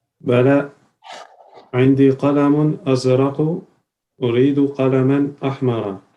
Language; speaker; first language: Arabic; non-native, learner; French